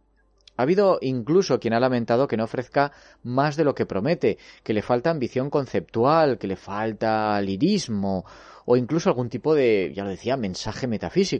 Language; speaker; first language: Spanish; native; Spanish